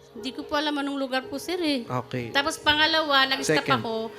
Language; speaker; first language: Filipino; native; Filipino